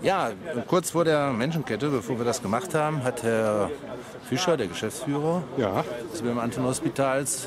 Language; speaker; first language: German; native; German